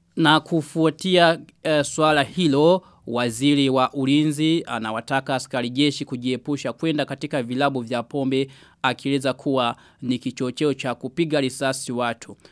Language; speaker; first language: Swahili; non-native, local second language; Rundi